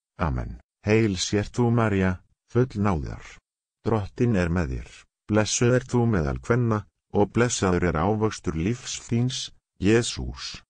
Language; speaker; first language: Icelandic; non-native, learner; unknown